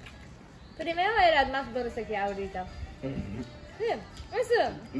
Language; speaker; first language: Spanish; non-native, learner; Japanese